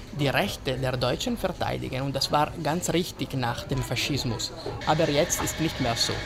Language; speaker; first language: German; non-native, local second language; Italian